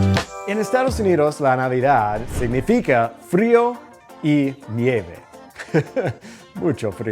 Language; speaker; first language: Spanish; non-native, fluent; English